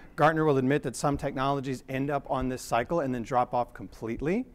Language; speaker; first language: English; native; English